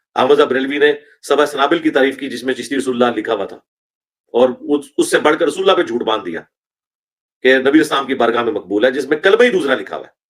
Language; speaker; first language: Urdu; non-native, local second language; Punjabi